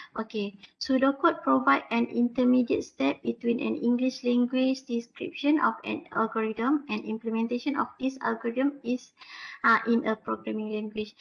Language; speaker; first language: English; non-native, local second language; Malay